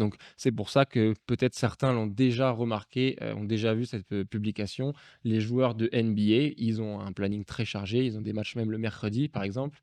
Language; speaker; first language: French; native; French